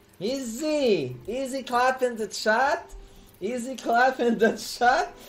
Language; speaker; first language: English; non-native, fluent; French